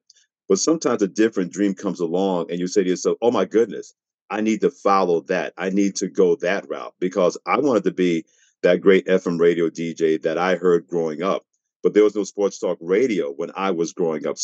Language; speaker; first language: English; native; English